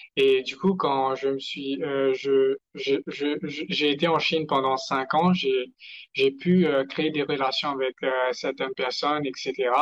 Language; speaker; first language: French; non-native, local second language; Morisyen